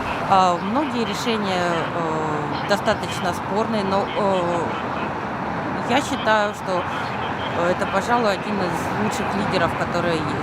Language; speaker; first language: Russian; native; Russian